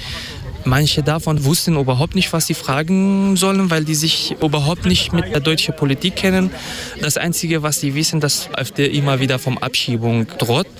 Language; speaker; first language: German; non-native, fluent; Kurdish